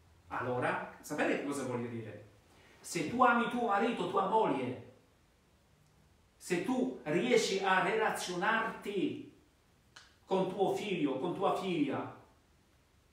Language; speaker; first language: Italian; non-native, fluent; Polish